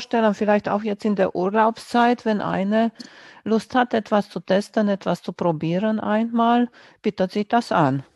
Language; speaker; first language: German; non-native, fluent; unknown